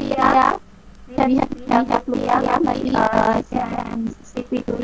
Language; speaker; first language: English; non-native, learner; Indonesian